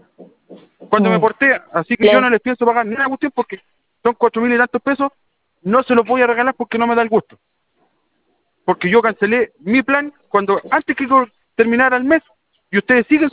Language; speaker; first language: Spanish; native; Spanish